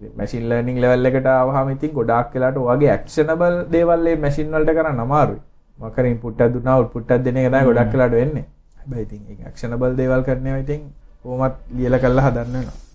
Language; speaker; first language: Sinhala; native; Sinhala